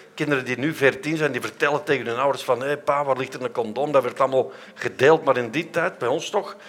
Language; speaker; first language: Dutch; native; Dutch